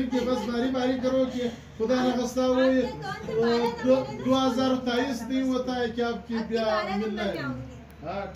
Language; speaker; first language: Hindi; non-native, learner; Pashto